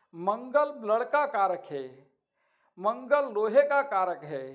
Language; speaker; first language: Hindi; non-native, local second language; Gujarati